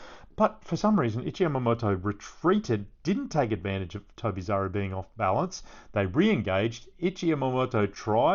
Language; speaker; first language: English; native; English